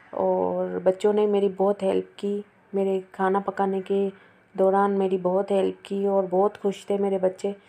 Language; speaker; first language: Urdu; native; Urdu